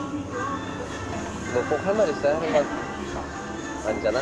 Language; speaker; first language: Korean; native; Korean